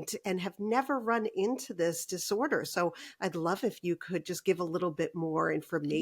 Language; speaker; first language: English; native; English